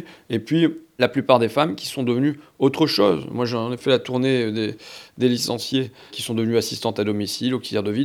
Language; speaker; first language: French; native; French